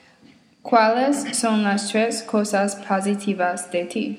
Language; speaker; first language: Spanish; non-native, learner; English